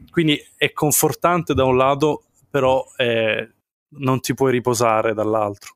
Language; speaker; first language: Italian; native; Italian